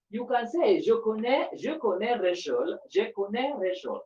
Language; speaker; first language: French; non-native, fluent; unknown